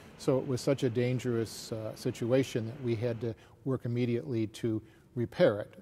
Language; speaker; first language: English; native; English